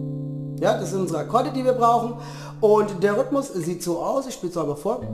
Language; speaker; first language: German; native; German